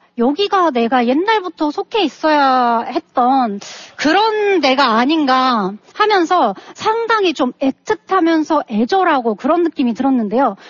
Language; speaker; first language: Korean; non-native, fluent; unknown